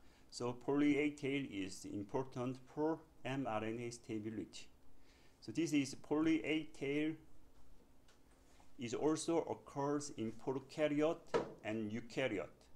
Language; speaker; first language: English; non-native, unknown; Korean